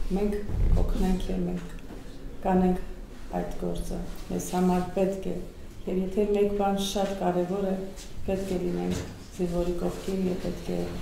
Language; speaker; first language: Armenian; early bilingual, heritage; Armenian